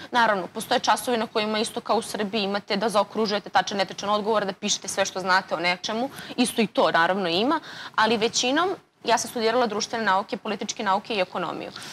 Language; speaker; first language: Serbian; native; Serbian